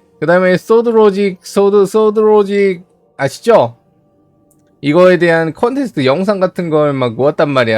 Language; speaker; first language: Korean; native; Korean